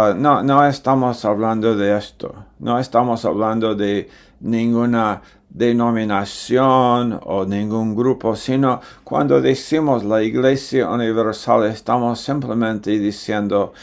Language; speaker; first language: Spanish; non-native, fluent; English